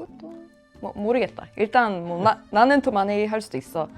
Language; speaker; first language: Korean; non-native, fluent; Swedish